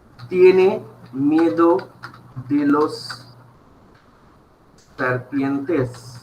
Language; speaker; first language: Spanish; non-native, fluent; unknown